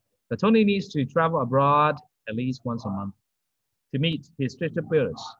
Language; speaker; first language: English; non-native, local second language; Cantonese